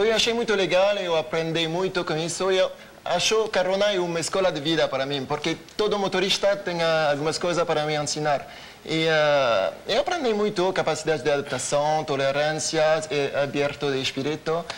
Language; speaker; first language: Portuguese; non-native, learner; French